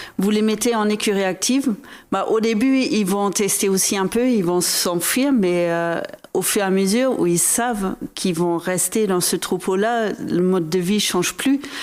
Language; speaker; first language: French; non-native, fluent; German